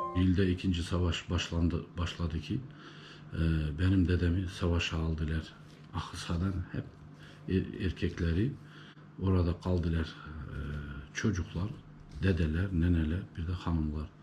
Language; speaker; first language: Turkish; early bilingual, heritage; Turkish